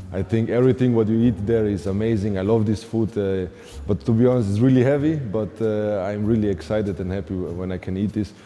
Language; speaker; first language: English; non-native, fluent; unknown